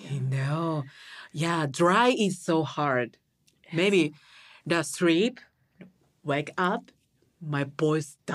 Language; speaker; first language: English; non-native, learner; Japanese